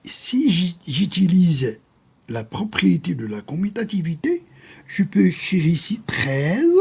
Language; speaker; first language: French; non-native, local second language; Arabic